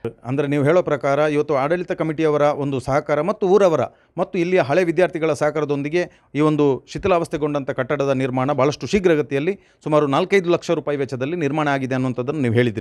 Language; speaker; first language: Kannada; native; Kannada